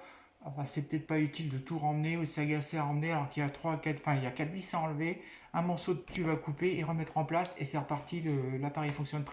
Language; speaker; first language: French; native; French